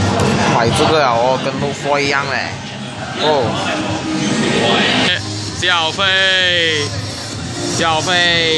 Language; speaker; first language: Chinese; native; Chinese